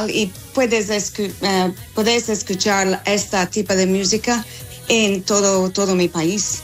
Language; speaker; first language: Spanish; non-native, fluent; English